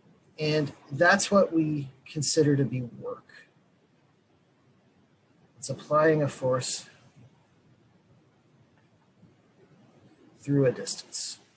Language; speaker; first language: English; native; English